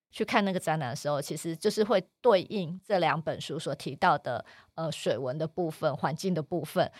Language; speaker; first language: Chinese; native; Chinese